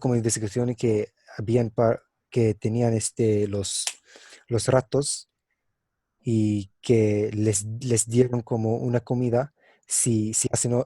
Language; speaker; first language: Spanish; non-native, fluent; English